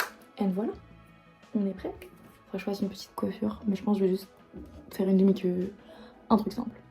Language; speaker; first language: French; native; French